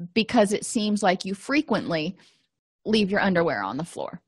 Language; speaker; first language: English; native; English